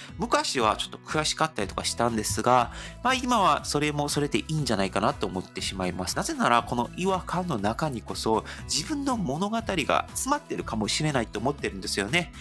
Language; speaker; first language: Japanese; non-native, fluent; Korean